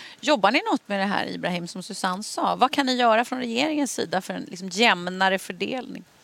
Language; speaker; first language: Swedish; native; Swedish